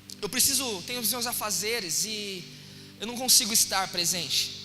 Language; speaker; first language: Portuguese; native; Portuguese